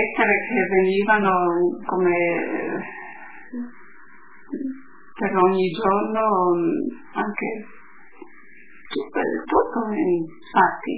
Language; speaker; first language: Italian; early bilingual, heritage; Italian